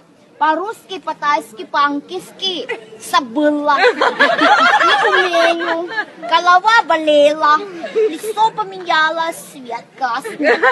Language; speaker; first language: Russian; non-native, learner; Thai